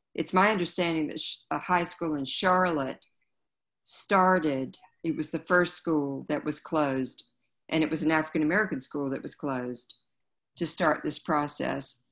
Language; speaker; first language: English; native; English